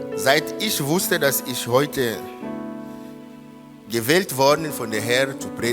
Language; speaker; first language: German; non-native, fluent; Lingala